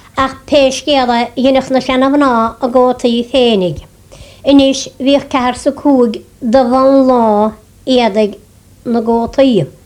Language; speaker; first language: Irish; native; Irish